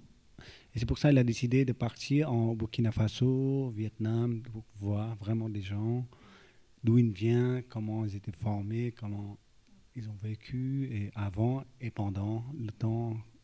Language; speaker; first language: French; non-native, fluent; Vietnamese